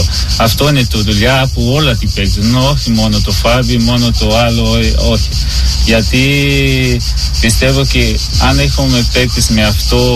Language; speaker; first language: Greek; non-native, learner; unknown